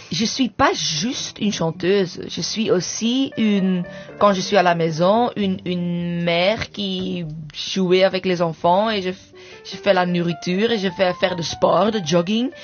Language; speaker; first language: French; non-native, learner; English